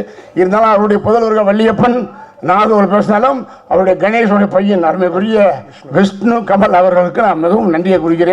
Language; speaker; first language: Tamil; native; Tamil